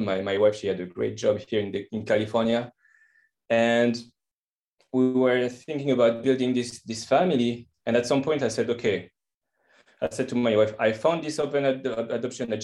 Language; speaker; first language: English; non-native, fluent; French